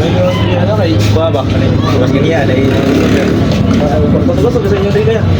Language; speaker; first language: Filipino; non-native, local second language; Cebuano